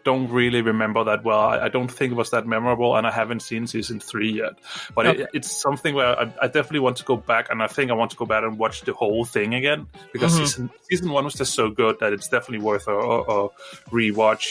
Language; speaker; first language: English; non-native, fluent; Danish